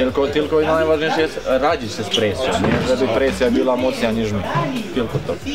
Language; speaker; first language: Polish; non-native, learner; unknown